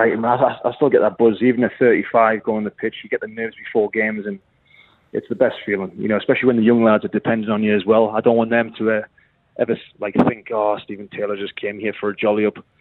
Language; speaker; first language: English; native; English